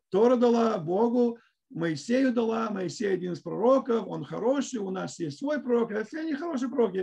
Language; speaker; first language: Russian; native; Russian